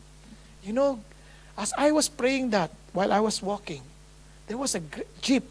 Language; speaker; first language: English; non-native, local second language; Filipino